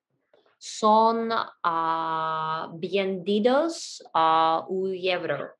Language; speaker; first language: Spanish; non-native, learner; Russian